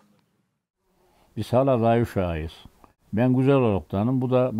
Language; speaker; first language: Turkish; native; Turkish